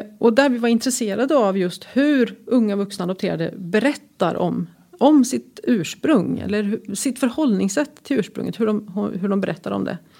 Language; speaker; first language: Swedish; native; Swedish